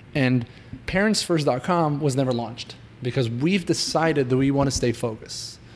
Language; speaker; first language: English; non-native, fluent; Hebrew